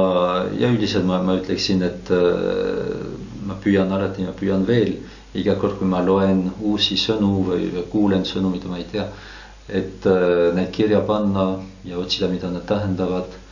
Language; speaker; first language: Estonian; non-native, fluent; French